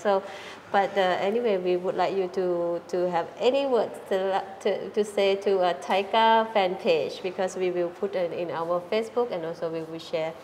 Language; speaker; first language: English; non-native, fluent; Thai